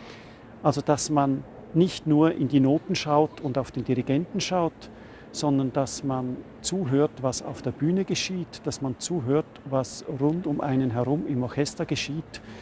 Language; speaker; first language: German; native; German